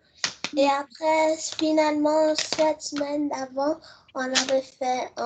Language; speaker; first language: French; early bilingual, heritage; French